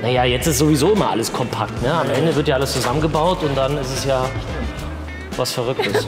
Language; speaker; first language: German; native; German